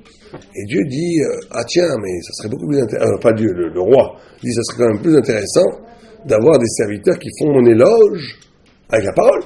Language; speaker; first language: French; native; French